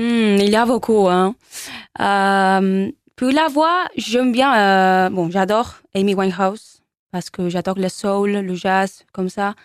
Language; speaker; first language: French; non-native, learner; Spanish